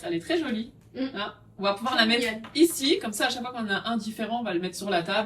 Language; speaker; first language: French; native; French